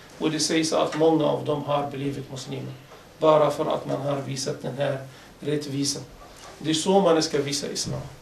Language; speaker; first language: Swedish; non-native, fluent; Arabic